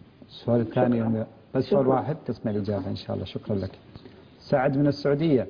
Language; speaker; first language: Arabic; native; Arabic